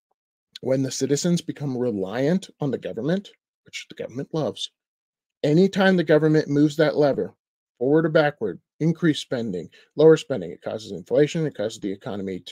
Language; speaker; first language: English; native; English